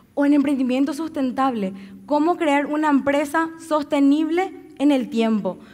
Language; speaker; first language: Spanish; native; Spanish